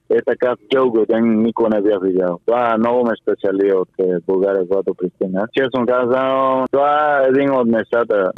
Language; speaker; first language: Bulgarian; non-native, fluent; Spanish